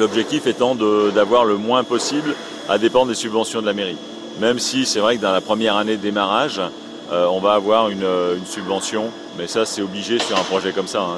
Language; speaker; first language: French; native; French